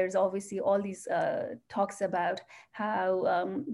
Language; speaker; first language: English; non-native, local second language; Nepali